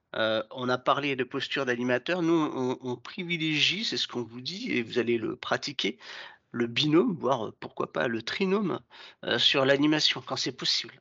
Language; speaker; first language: French; native; French